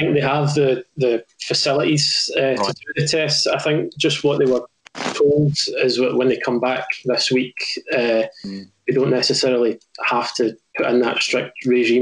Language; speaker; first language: English; native; English